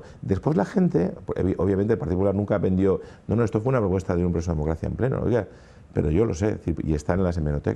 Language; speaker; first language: Spanish; native; Spanish